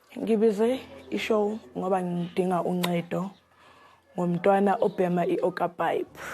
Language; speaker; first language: Zulu; native; Zulu